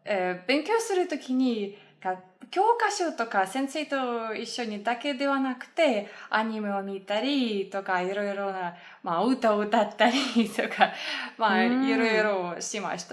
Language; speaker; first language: Japanese; non-native, fluent; Russian